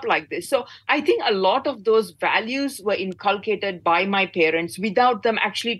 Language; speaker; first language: English; non-native, local second language; Tamil